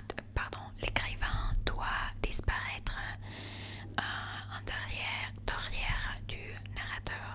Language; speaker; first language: French; non-native, learner; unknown